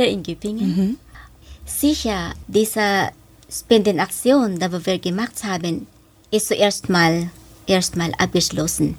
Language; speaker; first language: German; non-native, fluent; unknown